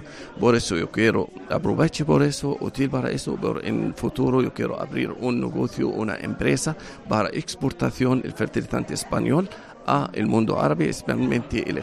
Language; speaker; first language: Spanish; non-native, learner; Arabic